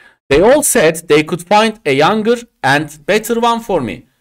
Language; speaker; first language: English; non-native, fluent; Turkish